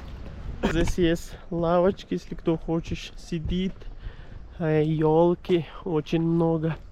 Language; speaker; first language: Russian; non-native, learner; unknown